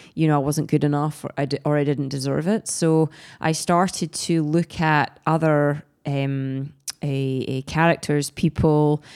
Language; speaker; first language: English; native; English